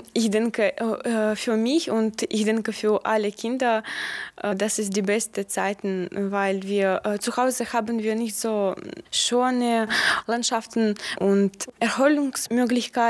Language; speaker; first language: German; non-native, learner; Russian